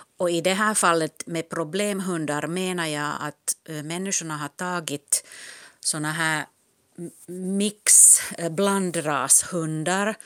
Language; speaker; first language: Swedish; non-native, local second language; Finnish